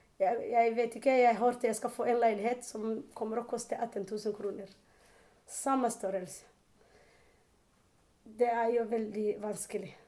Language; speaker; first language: Norwegian; non-native, learner; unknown